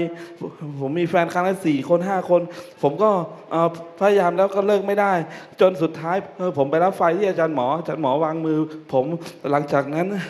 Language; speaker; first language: Thai; non-native, local second language; Hmong